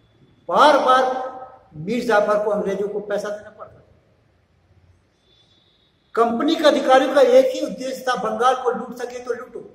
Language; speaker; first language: Hindi; native; Hindi